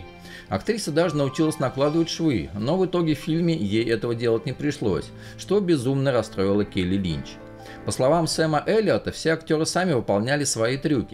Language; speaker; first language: Russian; native; Russian